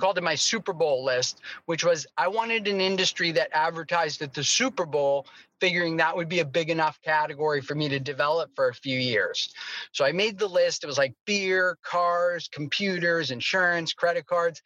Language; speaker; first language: English; native; English